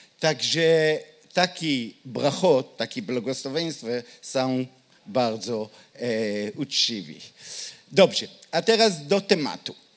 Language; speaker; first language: Polish; non-native, learner; Hebrew